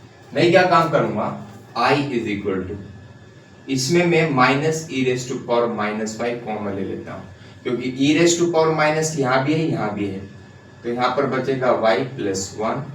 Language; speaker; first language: Hindi; native; Hindi